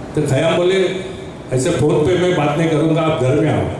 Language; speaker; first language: Hindi; non-native, local second language; Marathi